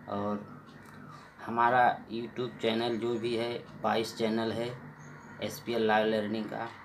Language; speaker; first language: Hindi; native; Hindi